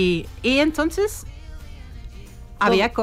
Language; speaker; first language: Spanish; non-native, fluent; Dutch